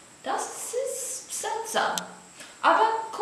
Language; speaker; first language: German; non-native, learner; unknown